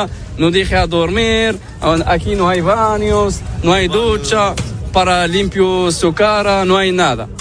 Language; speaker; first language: Spanish; non-native, learner; Arabic